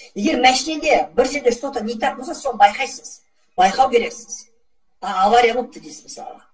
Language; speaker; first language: Russian; non-native, local second language; Kazakh